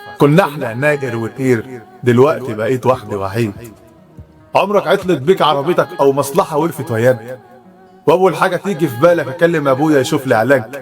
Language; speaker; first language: Arabic; native; Arabic